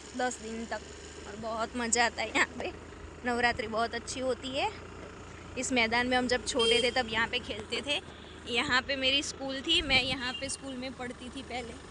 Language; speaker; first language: Hindi; non-native, local second language; Gujarati